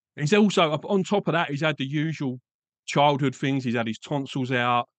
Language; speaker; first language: English; native; English